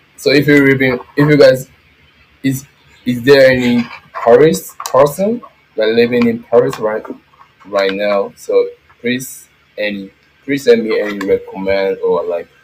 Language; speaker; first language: English; non-native, learner; Japanese